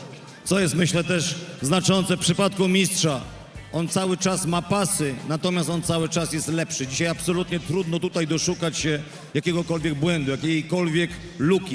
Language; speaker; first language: Polish; native; Polish